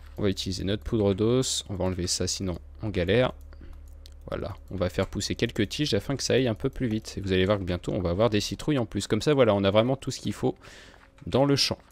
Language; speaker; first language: French; native; French